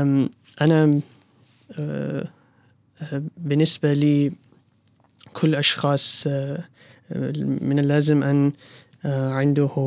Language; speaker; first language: Arabic; non-native, learner; English